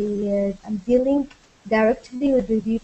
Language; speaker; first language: English; non-native, learner; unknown